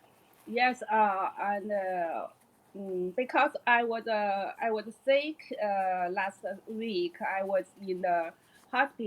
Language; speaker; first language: English; non-native, learner; Chinese